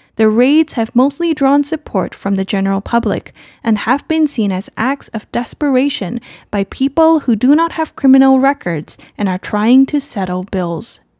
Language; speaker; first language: English; non-native, fluent; Chinese